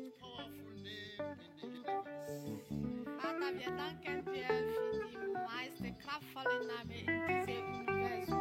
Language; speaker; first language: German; non-native, learner; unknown